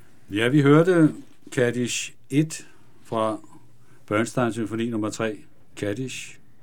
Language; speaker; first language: Danish; native; Danish